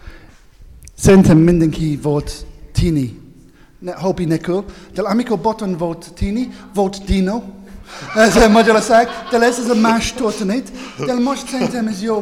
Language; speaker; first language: Hungarian; non-native, learner; English